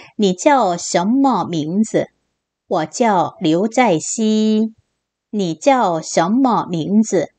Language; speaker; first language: Chinese; non-native, fluent; Korean